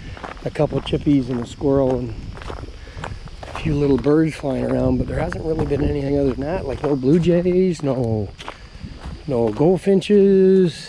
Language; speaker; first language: English; native; English